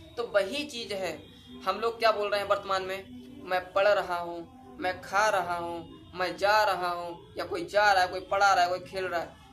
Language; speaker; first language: Hindi; native; Hindi